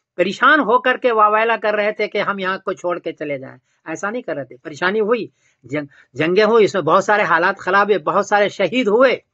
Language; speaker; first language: Urdu; native; Urdu